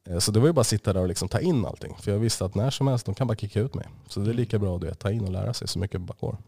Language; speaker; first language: Swedish; native; Swedish